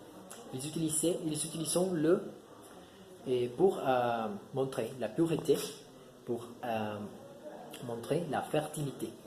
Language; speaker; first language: French; non-native, learner; Spanish